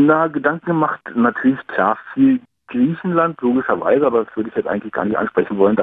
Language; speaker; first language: German; native; German